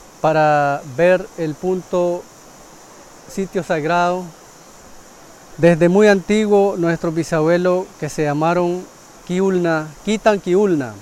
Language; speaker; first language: Spanish; non-native, local second language; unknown